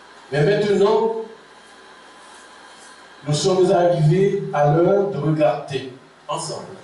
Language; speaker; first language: French; non-native, local second language; Haitian Creole